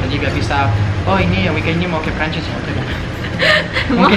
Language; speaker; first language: Indonesian; non-native, fluent; French